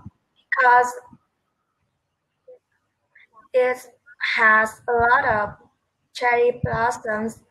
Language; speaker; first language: English; non-native, learner; Vietnamese